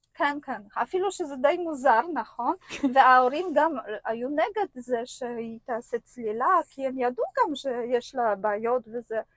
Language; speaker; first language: Hebrew; non-native, fluent; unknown